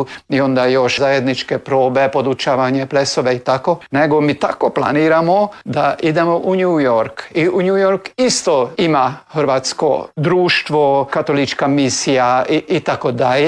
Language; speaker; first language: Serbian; early bilingual, heritage; Serbian